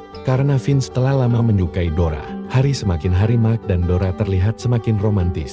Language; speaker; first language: Indonesian; native; Indonesian